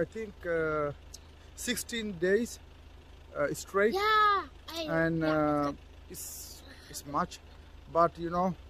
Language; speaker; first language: English; non-native, learner; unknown